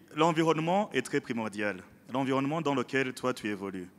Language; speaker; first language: French; non-native, local second language; Rundi